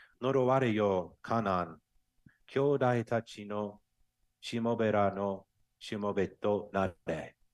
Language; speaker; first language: Japanese; non-native, fluent; English